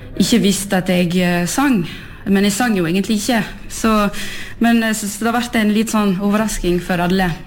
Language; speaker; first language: Norwegian; early bilingual, heritage; French